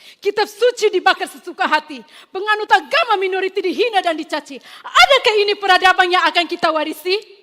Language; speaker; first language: Malay; non-native, fluent; Tetum